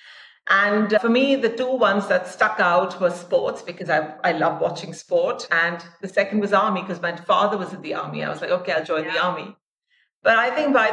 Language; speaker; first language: English; non-native, local second language; Hindi